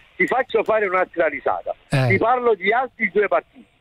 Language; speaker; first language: Italian; native; Italian